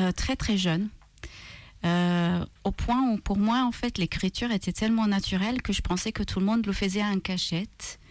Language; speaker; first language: French; non-native, fluent; Maltese